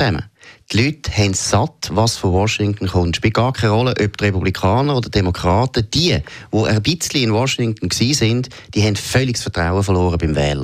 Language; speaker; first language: German; native; German